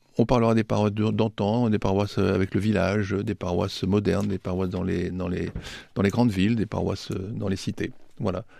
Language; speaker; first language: French; native; French